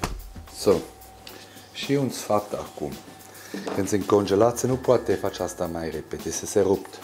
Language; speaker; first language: Romanian; non-native, learner; German